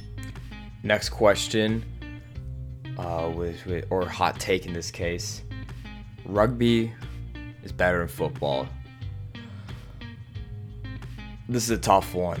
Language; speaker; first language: English; native; English